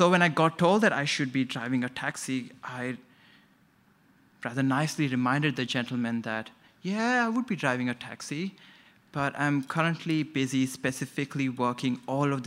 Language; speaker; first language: English; non-native, local second language; Konkani